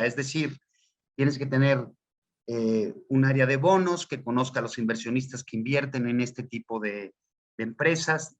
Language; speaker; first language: Spanish; native; Spanish